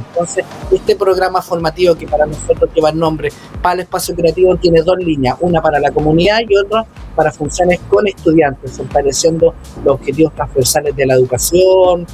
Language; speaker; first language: Spanish; native; Spanish